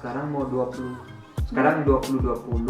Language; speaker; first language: Indonesian; early bilingual, heritage; Indonesian